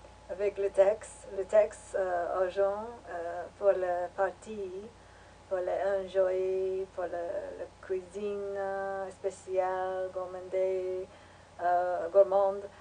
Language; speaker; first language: French; non-native, learner; English